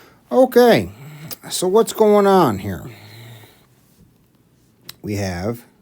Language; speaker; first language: English; native; English